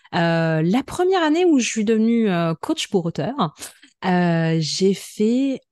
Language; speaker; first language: French; native; French